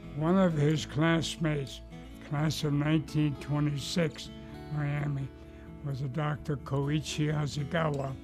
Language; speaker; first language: English; early bilingual, other home language; Luxembourgish